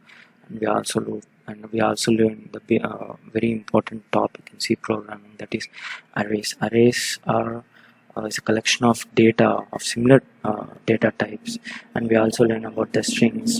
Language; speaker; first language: English; non-native, local second language; Telugu